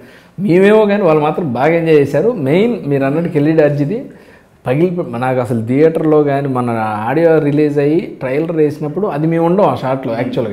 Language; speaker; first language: Telugu; native; Telugu